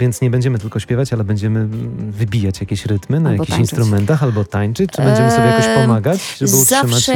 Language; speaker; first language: Polish; native; Polish